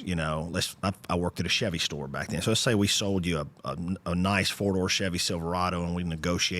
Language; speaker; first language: English; native; English